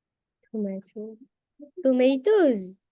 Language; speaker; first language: English; non-native, learner; French